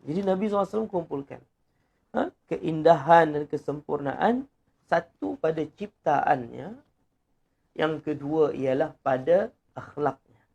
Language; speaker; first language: Malay; native; Malay